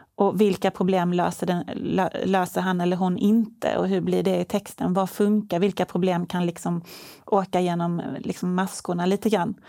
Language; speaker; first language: Swedish; native; Swedish